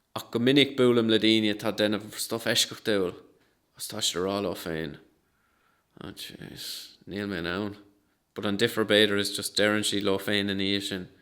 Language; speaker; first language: Irish; non-native, local second language; English